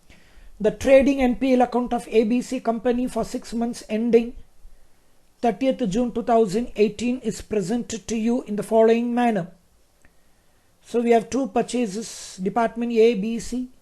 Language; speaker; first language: English; non-native, local second language; Kannada